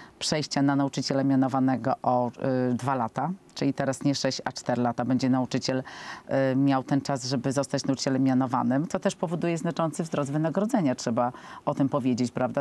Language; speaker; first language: Polish; native; Polish